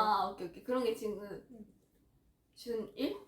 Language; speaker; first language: Korean; non-native, fluent; Japanese